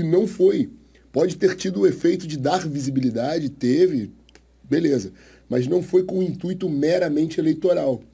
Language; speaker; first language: Portuguese; native; Portuguese